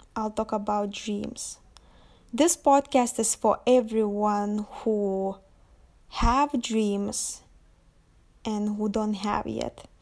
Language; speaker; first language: English; non-native, fluent; Lithuanian